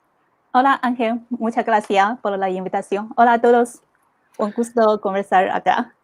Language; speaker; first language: Spanish; non-native, fluent; Chinese